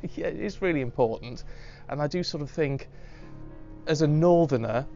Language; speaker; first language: English; native; English